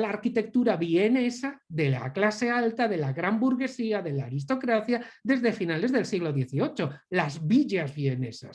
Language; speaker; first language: Spanish; native; Spanish